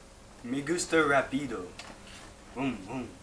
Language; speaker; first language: Spanish; non-native, learner; English